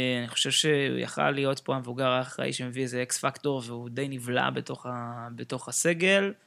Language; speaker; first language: Hebrew; native; Hebrew